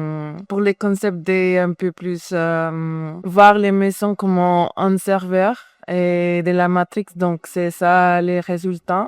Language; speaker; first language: French; non-native, learner; Spanish